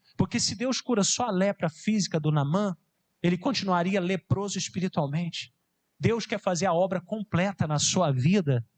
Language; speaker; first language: Portuguese; native; Portuguese